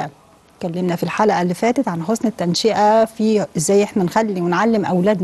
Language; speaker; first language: Arabic; native; Arabic